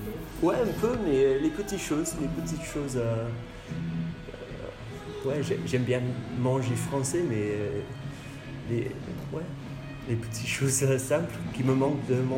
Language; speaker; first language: French; non-native, learner; English